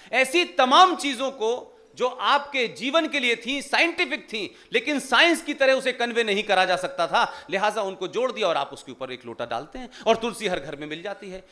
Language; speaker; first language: Hindi; native; Hindi